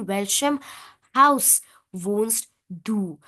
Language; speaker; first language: German; non-native, fluent; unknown